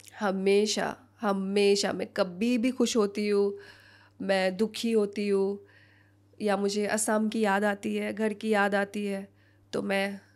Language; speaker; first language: Hindi; non-native, local second language; Assamese